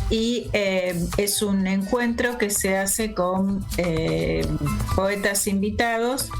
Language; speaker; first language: Spanish; native; Spanish